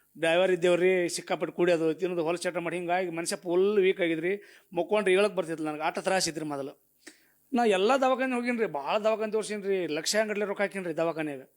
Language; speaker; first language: Kannada; native; Kannada